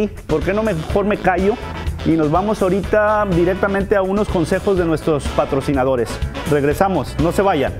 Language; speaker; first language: Spanish; native; Spanish